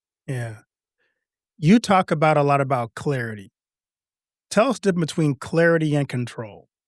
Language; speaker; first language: English; native; English